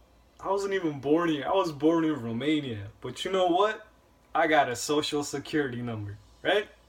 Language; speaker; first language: English; native; English